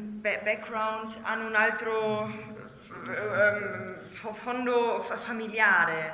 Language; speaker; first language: Italian; non-native, learner; German